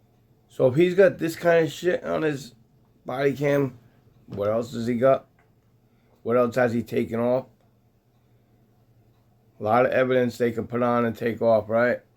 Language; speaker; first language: English; native; English